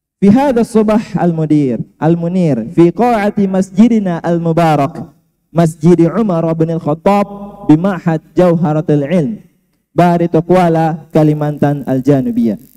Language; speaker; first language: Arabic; non-native, learner; Indonesian